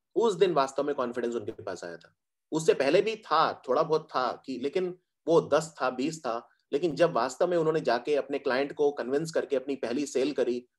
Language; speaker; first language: Hindi; native; Hindi